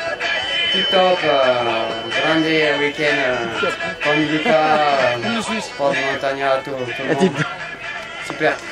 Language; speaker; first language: Italian; non-native, learner; French